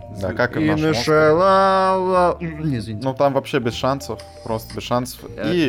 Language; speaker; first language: Russian; native; Russian